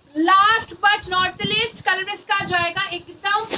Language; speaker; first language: Hindi; non-native, local second language; Bangla